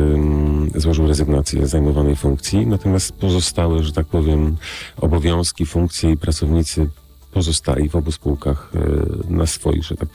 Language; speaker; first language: Polish; native; Polish